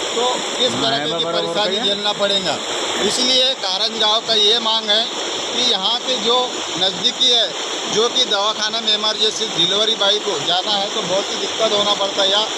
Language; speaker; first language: Hindi; non-native, local second language; Marathi